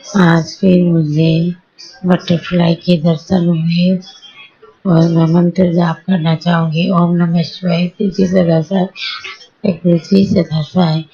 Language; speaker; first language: Hindi; early bilingual, heritage; Hindi